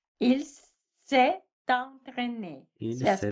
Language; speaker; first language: French; non-native, fluent; Russian